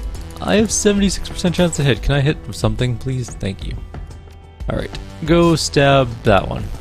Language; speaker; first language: English; native; English